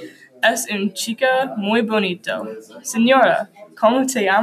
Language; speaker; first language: Spanish; non-native, learner; English